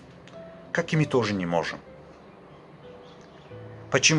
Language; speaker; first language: Russian; non-native, fluent; Tajik